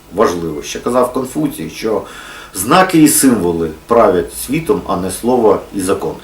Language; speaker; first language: Ukrainian; non-native, local second language; Russian